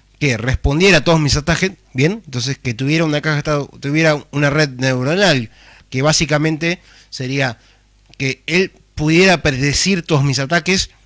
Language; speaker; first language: Spanish; native; Spanish